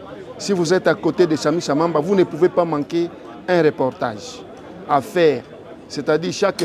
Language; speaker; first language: French; non-native, local second language; Swahili